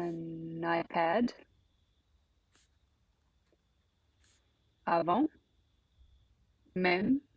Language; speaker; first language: French; non-native, learner; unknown